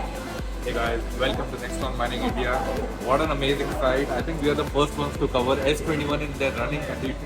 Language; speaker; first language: English; non-native, local second language; Hindi